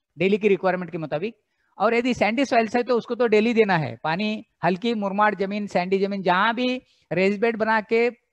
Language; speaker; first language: Hindi; non-native, local second language; Marathi